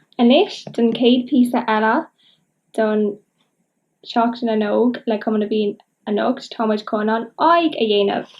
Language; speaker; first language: Irish; non-native, local second language; English